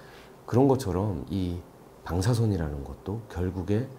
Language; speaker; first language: Korean; native; Korean